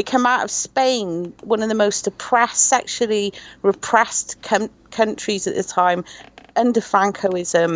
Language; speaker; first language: English; native; English